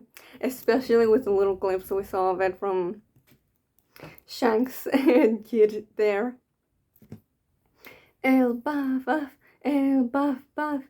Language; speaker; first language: English; native; English